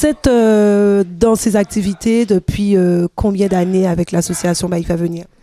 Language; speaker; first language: French; native; French